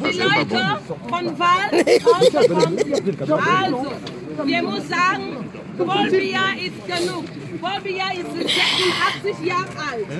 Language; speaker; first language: German; non-native, fluent; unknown